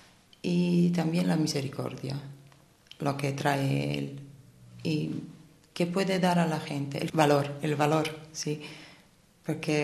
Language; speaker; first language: Spanish; non-native, fluent; Armenian